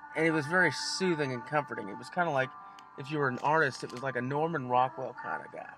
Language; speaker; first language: English; native; English